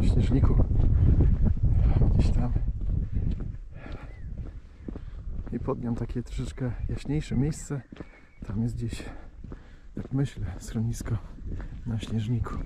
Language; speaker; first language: Polish; native; Polish